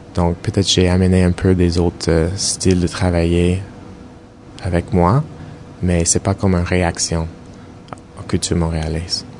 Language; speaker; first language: French; non-native, fluent; English